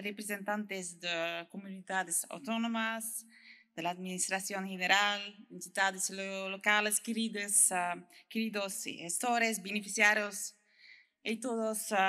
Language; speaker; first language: Spanish; non-native, learner; French